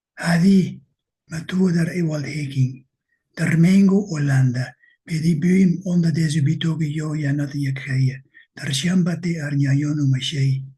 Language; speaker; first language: Spanish; non-native, fluent; Dutch